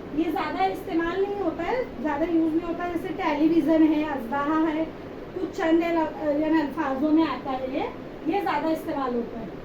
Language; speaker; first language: Hindi; native; Hindi